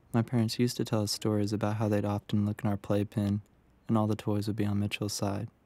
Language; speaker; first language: English; native; English